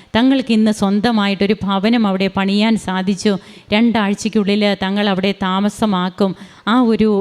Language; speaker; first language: Malayalam; native; Malayalam